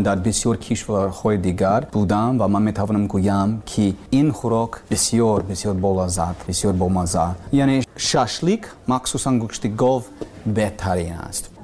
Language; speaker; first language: Persian; non-native, learner; English